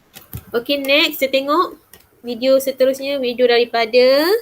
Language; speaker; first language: Malay; native; Malay